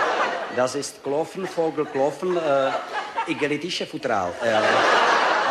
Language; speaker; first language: German; non-native, learner; Czech